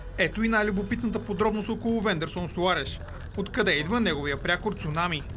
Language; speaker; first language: Bulgarian; native; Bulgarian